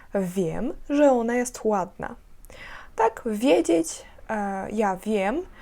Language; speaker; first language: Polish; non-native, fluent; Ukrainian